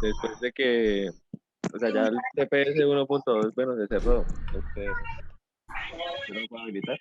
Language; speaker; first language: Spanish; native; Spanish